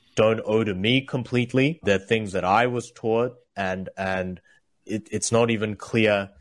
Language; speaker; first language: English; early bilingual, other home language; Korean